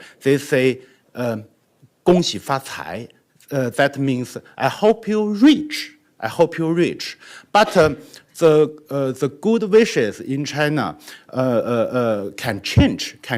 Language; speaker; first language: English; non-native, learner; Chinese